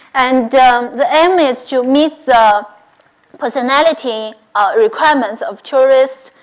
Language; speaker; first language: English; non-native, learner; Chinese